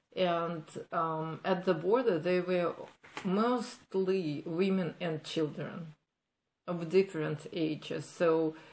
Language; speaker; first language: English; non-native, fluent; Ukrainian